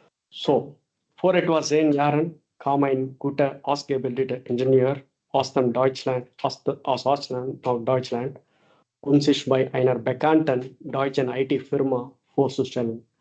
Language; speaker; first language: German; non-native, fluent; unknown